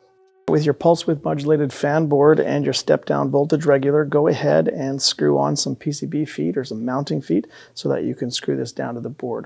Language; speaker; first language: English; native; English